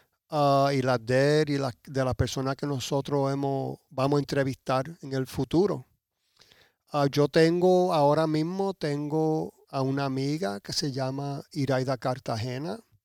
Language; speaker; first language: Spanish; early bilingual, heritage; Spanish